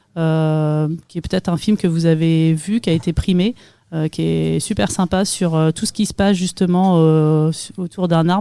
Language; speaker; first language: French; native; French